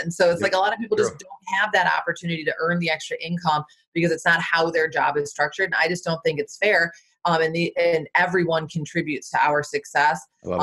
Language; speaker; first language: English; native; English